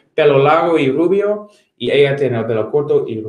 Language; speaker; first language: Spanish; non-native, fluent; English